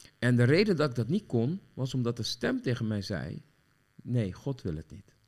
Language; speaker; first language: Dutch; early bilingual, other home language; Sranan Tongo